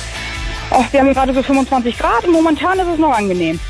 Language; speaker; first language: German; native; German